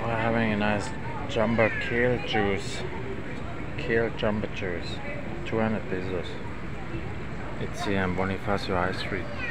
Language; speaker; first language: English; non-native, fluent; German